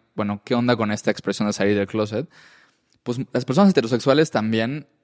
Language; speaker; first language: Spanish; native; Spanish